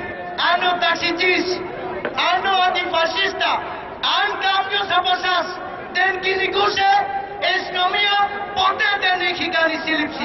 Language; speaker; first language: Greek; non-native, fluent; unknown